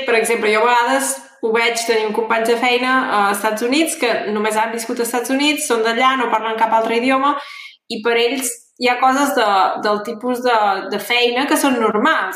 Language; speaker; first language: Catalan; native; Catalan